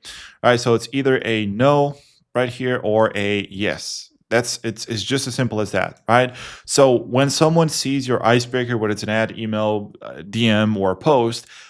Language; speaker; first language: English; non-native, fluent; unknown